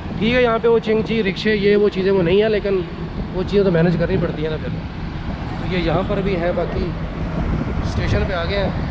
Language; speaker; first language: Urdu; non-native, local second language; Punjabi